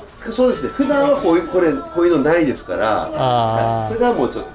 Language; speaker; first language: Japanese; native; Japanese